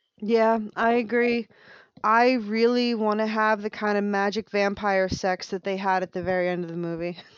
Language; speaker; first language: English; native; English